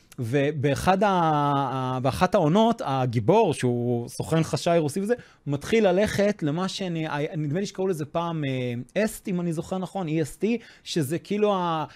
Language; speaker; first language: Hebrew; non-native, fluent; English